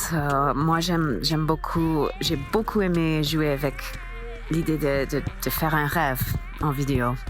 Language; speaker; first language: French; non-native, fluent; English